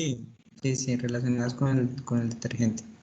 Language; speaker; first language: Spanish; native; Spanish